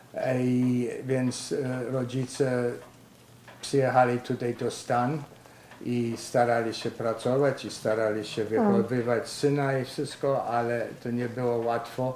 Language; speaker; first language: Polish; early bilingual, heritage; Polish